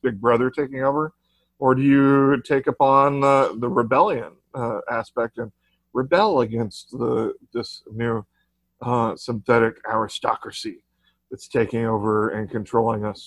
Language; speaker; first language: English; native; English